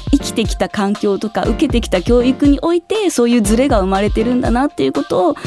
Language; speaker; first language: Japanese; early bilingual, other home language; Chinese